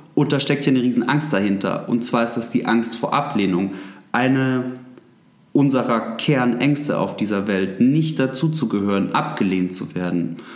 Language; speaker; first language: German; native; German